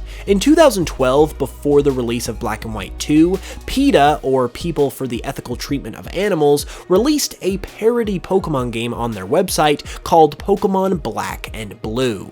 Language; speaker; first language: English; native; English